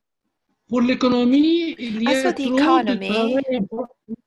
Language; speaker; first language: French; non-native, local second language; Arabic